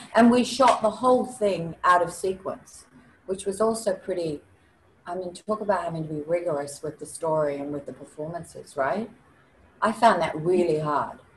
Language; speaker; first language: English; native; English